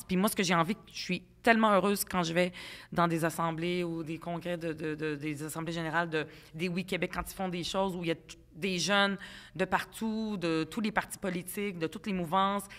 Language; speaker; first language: French; early bilingual, other home language; Arabic